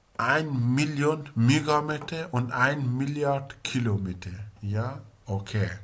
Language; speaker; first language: German; non-native, learner; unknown